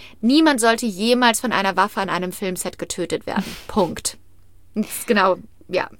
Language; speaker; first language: German; native; German